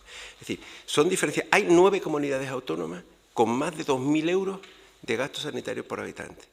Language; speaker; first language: Spanish; native; Spanish